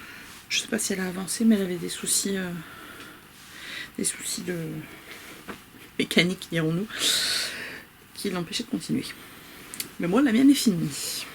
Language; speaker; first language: French; native; French